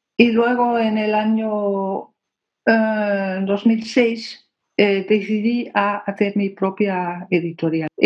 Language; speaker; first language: Spanish; non-native, fluent; Danish